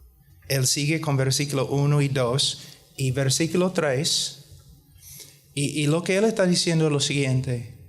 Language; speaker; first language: Spanish; non-native, fluent; English